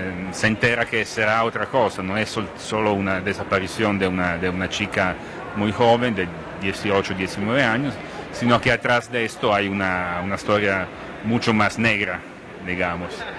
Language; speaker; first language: Spanish; non-native, fluent; Italian